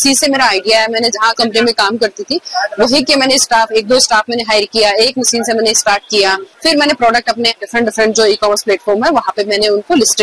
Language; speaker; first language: Hindi; native; Hindi